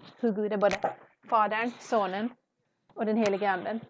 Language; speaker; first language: Swedish; non-native, learner; English